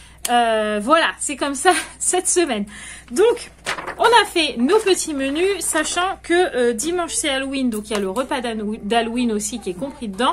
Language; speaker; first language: French; native; French